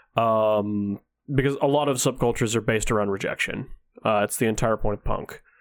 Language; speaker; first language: English; early bilingual, other home language; Danish